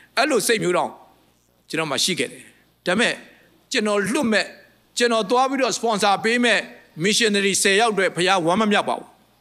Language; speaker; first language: Burmese; non-native, local second language; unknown